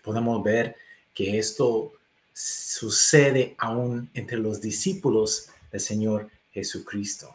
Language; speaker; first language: Spanish; non-native, fluent; English